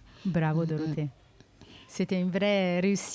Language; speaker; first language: French; native; French